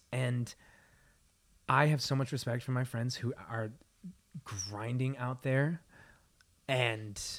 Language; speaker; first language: English; native; English